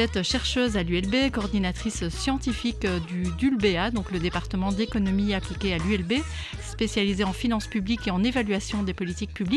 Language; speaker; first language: French; native; French